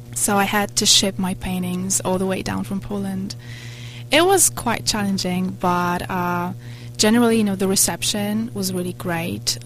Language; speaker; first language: English; non-native, fluent; Polish